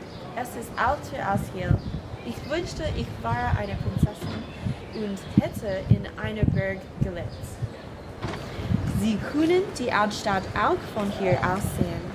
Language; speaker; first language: German; non-native, learner; English